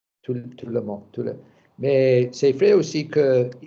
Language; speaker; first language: French; non-native, learner; English